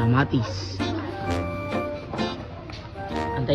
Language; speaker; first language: Filipino; native; Filipino